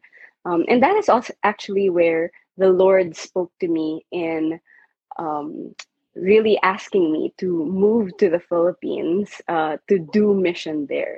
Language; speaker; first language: English; non-native, local second language; Filipino